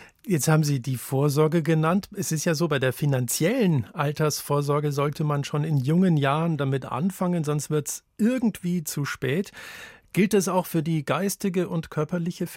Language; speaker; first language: German; native; German